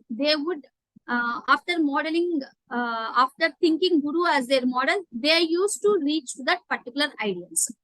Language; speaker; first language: English; non-native, local second language; Telugu